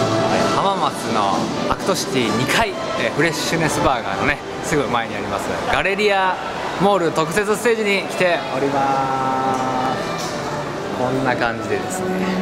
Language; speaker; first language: Japanese; native; Japanese